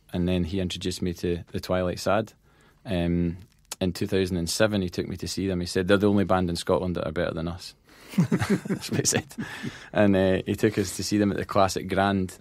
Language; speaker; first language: English; native; English